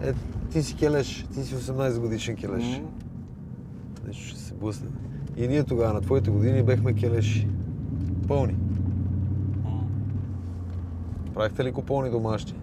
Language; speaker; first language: Bulgarian; native; Bulgarian